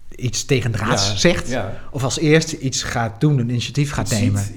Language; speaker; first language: Dutch; native; Dutch